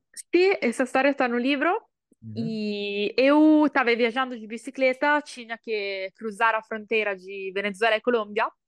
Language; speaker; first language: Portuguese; non-native, learner; Italian